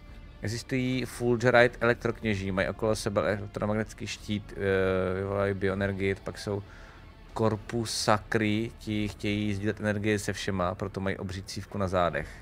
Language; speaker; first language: Czech; native; Czech